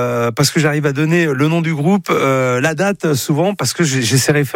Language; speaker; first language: French; native; French